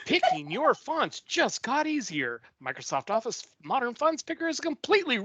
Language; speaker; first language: English; native; English